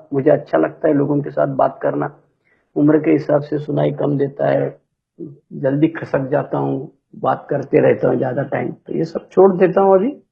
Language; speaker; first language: Hindi; non-native, local second language; Marathi